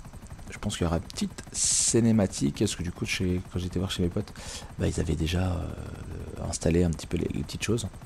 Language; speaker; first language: French; native; French